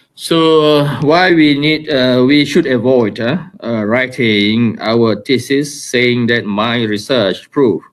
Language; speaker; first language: English; non-native, local second language; Malay